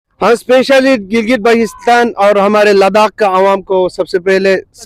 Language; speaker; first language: Hindi; non-native, local second language; Balti